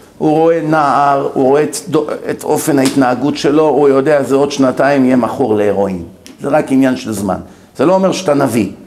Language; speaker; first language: Hebrew; native; Hebrew